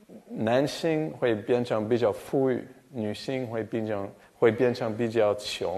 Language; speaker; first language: Chinese; non-native, fluent; English